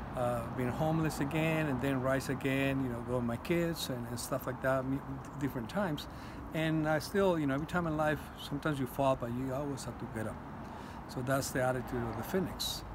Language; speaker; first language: English; non-native, fluent; Spanish